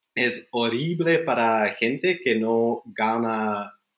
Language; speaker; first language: Spanish; non-native, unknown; Dutch